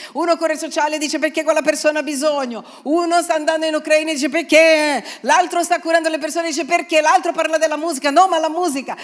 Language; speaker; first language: Italian; non-native, fluent; Portuguese